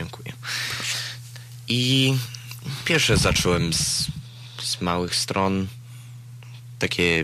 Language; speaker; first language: Polish; early bilingual, heritage; Polish